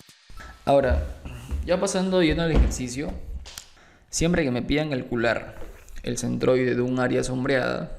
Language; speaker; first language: Spanish; native; Spanish